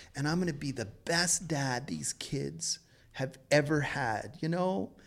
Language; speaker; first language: English; native; English